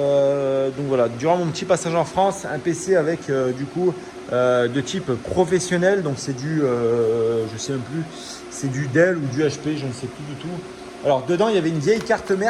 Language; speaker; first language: French; native; French